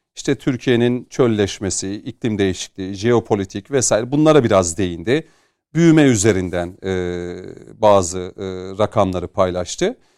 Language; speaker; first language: Turkish; native; Turkish